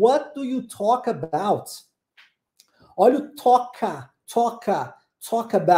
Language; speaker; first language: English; non-native, fluent; Portuguese